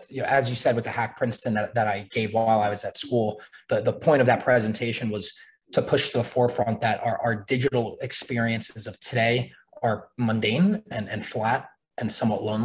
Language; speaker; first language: English; native; English